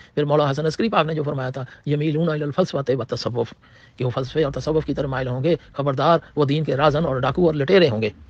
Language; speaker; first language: Urdu; non-native, local second language; Punjabi